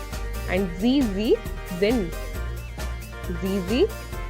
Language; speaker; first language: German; non-native, fluent; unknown